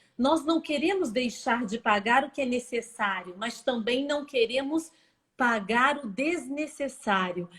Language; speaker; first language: Portuguese; native; Portuguese